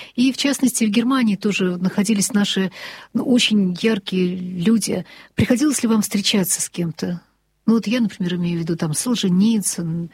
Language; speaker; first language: Russian; native; Russian